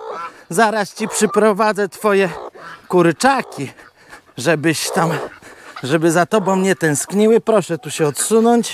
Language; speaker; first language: Polish; native; Polish